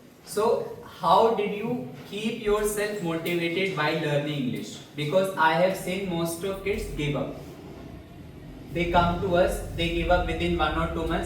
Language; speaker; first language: English; non-native, fluent; Hindi